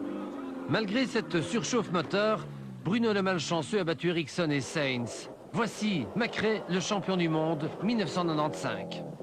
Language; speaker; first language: French; native; French